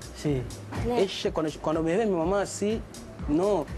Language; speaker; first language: Spanish; non-native, learner; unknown